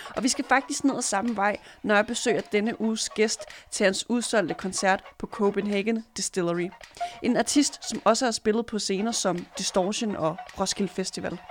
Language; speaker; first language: Danish; early bilingual, other home language; Serbian